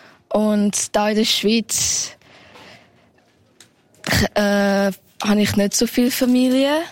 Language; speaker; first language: German; early bilingual, heritage; German